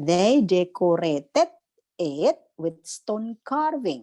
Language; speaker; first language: English; non-native, local second language; Indonesian